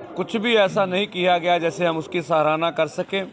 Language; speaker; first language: Hindi; non-native, local second language; Punjabi